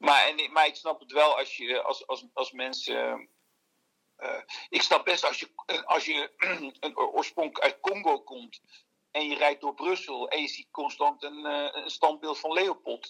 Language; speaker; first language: Dutch; early bilingual, other home language; Turkish